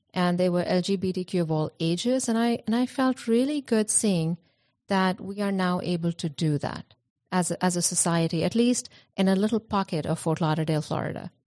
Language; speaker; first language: English; non-native, local second language; Punjabi